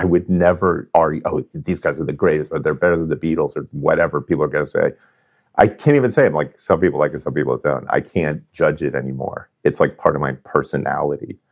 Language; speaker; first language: English; native; English